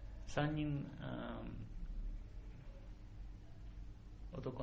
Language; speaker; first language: Japanese; non-native, learner; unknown